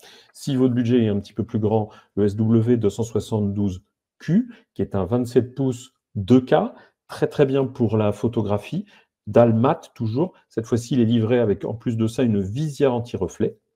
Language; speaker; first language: French; native; French